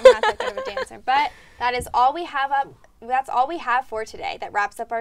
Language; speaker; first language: English; native; English